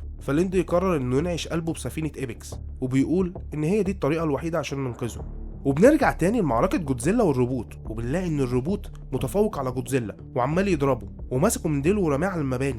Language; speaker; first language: Arabic; native; Arabic